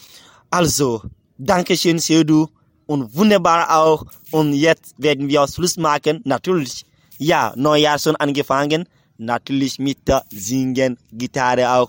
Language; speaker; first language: German; non-native, learner; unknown